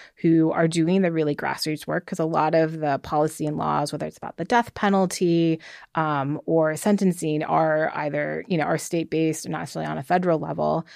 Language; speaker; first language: English; native; English